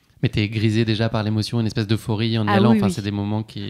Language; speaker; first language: French; native; French